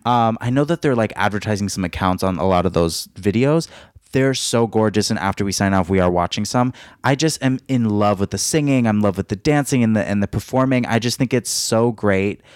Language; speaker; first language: English; native; English